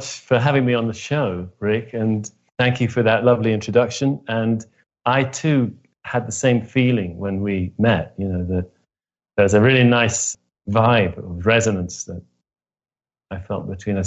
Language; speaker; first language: English; native; English